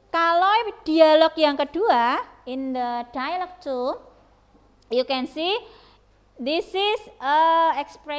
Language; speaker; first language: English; non-native, fluent; Indonesian